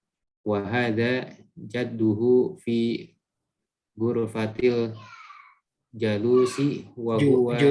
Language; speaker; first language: Arabic; non-native, learner; Indonesian